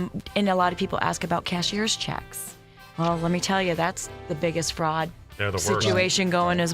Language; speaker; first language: English; native; English